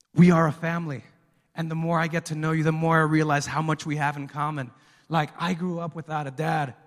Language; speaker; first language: English; early bilingual, other home language; Spanish